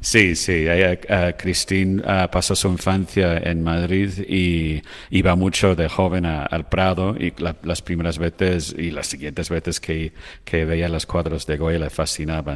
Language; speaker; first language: Spanish; non-native, fluent; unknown